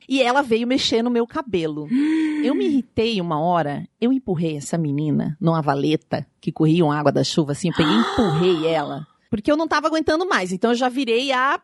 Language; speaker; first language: Portuguese; native; Portuguese